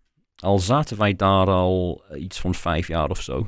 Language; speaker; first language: Dutch; non-native, fluent; English